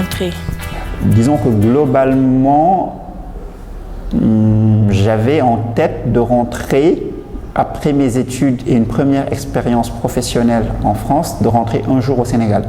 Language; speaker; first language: French; non-native, local second language; Wolof